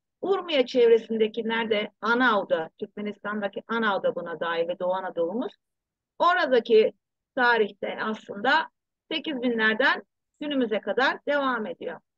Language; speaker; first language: Turkish; early bilingual, heritage; Turkish